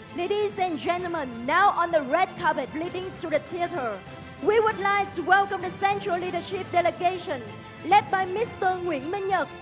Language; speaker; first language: English; non-native, fluent; Vietnamese